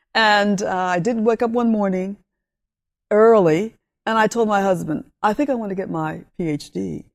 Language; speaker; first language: English; early bilingual, other home language; Spanish